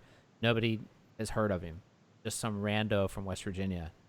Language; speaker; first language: English; native; English